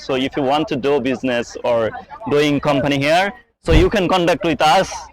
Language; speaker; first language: English; non-native, local second language; Bangla